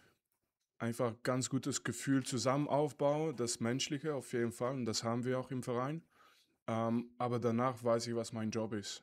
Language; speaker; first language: German; non-native, fluent; French